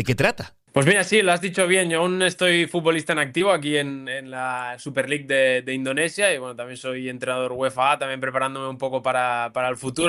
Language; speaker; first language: Spanish; native; Spanish